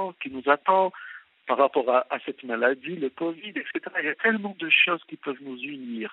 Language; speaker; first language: French; non-native, local second language; Arabic